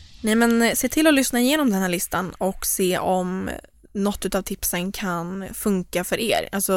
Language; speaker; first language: Swedish; native; Swedish